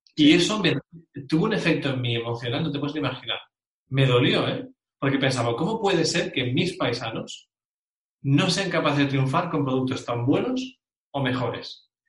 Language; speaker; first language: Spanish; native; Spanish